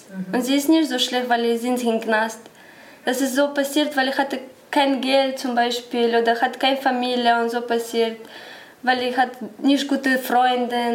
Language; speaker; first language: German; non-native, learner; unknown